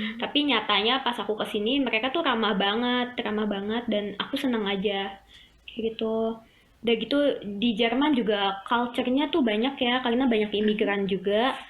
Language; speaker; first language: Indonesian; native; Indonesian